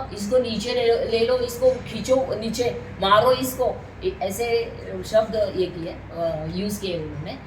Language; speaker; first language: Hindi; non-native, local second language; Marathi